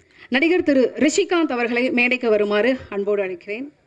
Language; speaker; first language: Tamil; native; Tamil